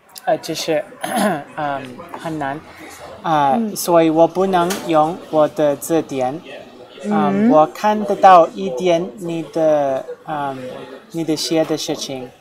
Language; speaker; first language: Chinese; non-native, learner; English